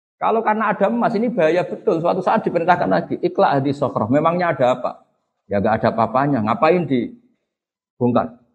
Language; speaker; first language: Indonesian; non-native, local second language; Javanese